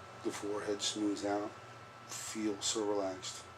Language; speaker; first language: English; native; English